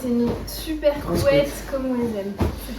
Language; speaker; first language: French; native; French